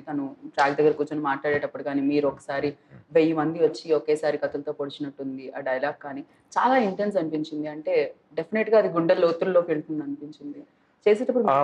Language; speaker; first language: Telugu; native; Telugu